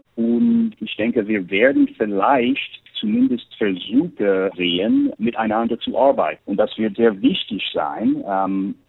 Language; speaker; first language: German; non-native, fluent; English